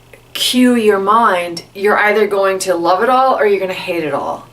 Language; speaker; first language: English; native; English